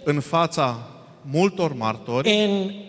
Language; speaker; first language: Romanian; non-native, fluent; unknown